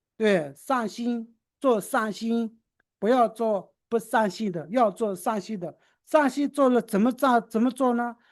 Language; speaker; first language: Chinese; non-native, local second language; Tibetan